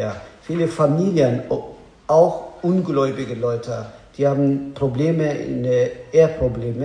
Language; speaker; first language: German; non-native, learner; Azerbaijani